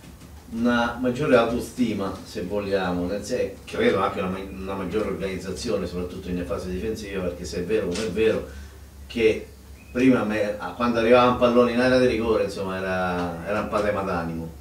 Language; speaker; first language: Italian; native; Italian